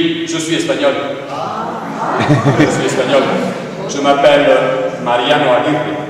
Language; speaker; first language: French; non-native, fluent; Spanish